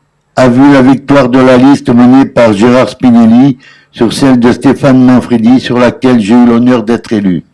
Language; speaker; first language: French; native; French